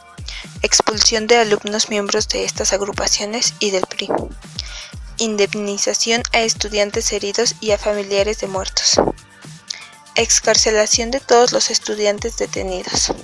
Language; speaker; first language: Spanish; native; Spanish